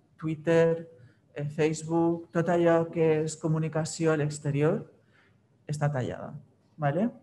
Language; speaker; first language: Catalan; native; Catalan